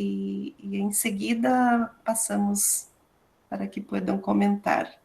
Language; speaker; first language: Spanish; non-native, learner; Portuguese